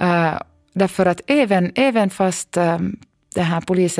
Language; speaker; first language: Swedish; native; Swedish